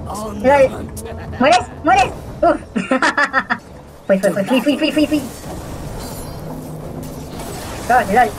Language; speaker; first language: Spanish; native; Spanish